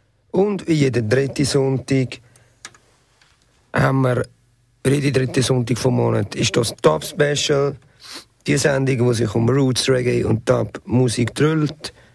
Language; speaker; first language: German; native; German